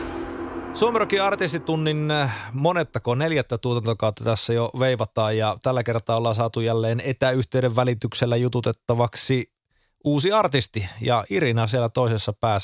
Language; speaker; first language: Finnish; native; Finnish